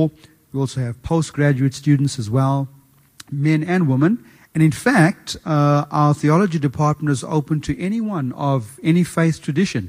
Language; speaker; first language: English; native; English